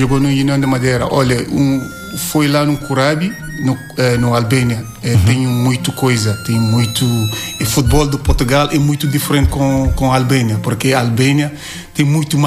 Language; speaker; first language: Portuguese; non-native, learner; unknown